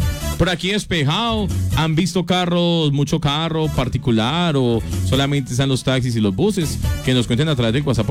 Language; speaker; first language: Spanish; native; Spanish